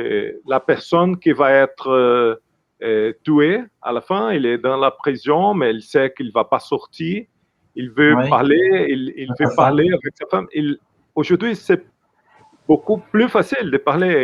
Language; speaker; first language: French; non-native, fluent; Portuguese